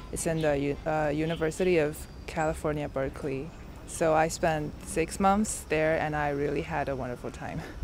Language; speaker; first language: English; non-native, fluent; Chinese